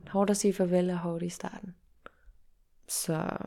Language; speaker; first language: Danish; early bilingual, heritage; Danish